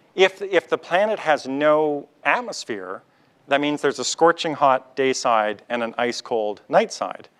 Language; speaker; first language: English; native; English